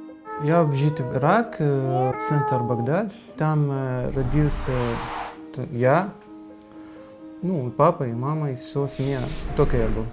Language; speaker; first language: Russian; non-native, learner; Arabic